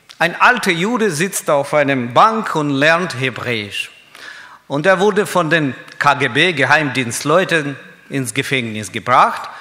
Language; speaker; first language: German; non-native, fluent; Russian